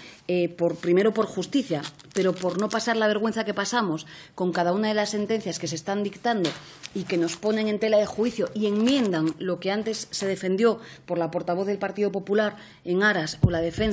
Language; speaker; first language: Spanish; native; Spanish